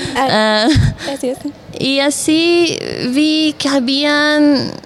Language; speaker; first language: Spanish; non-native, fluent; Dutch